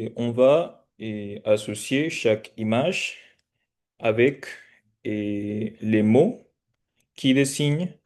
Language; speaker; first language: French; non-native, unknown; Spanish